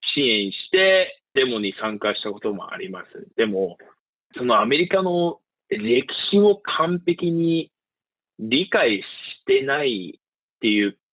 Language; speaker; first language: Japanese; early bilingual, heritage; Japanese